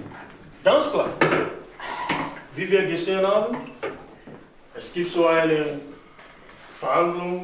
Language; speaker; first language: German; non-native, fluent; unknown